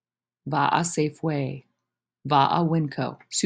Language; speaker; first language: French; non-native, fluent; English